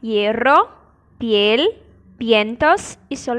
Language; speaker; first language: Spanish; non-native, fluent; Portuguese